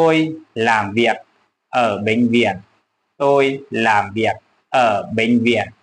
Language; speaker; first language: Vietnamese; non-native, learner; Lao